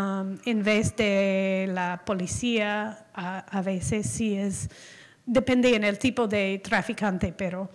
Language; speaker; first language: Spanish; non-native, fluent; English